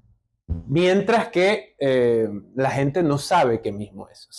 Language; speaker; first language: Spanish; native; Spanish